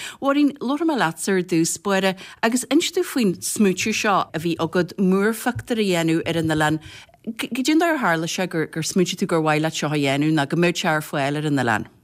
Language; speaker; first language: Irish; native; Irish